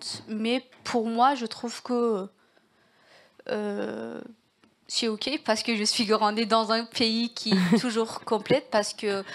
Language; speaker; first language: French; non-native, learner; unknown